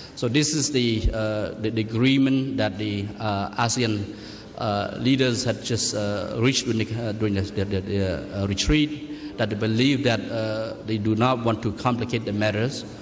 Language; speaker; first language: English; non-native, fluent; Khmer